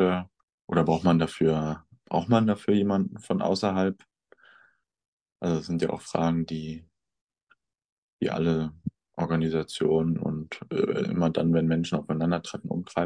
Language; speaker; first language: German; native; German